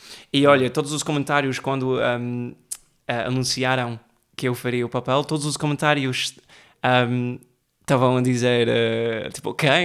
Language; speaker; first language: Portuguese; early bilingual, heritage; Portuguese